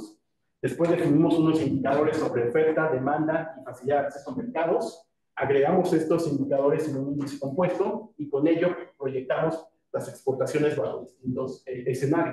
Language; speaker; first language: Spanish; native; Spanish